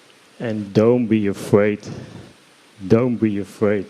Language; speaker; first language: English; non-native, fluent; Dutch